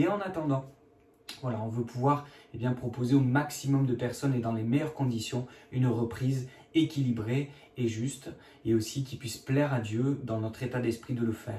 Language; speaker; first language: French; native; French